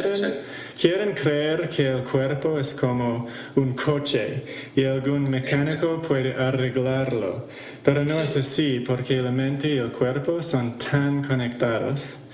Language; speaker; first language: Spanish; non-native, fluent; English